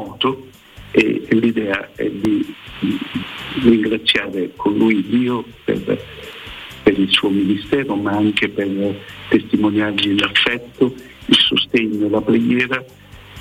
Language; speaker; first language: Italian; native; Italian